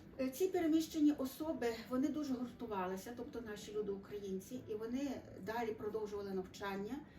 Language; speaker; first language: Ukrainian; native; Ukrainian